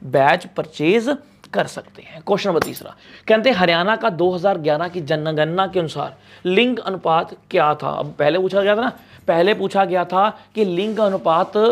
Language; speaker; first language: Hindi; non-native, local second language; Punjabi